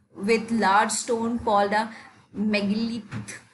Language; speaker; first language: English; non-native, local second language; Hindi